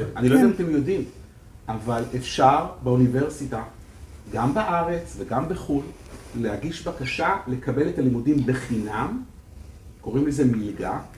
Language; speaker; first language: Hebrew; native; Hebrew